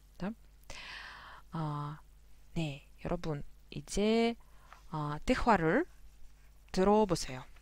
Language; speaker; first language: Korean; non-native, fluent; Russian